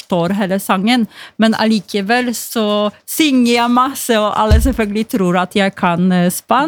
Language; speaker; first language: Norwegian; non-native, fluent; Polish